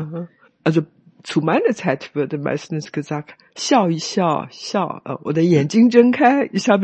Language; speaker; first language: German; non-native, fluent; Chinese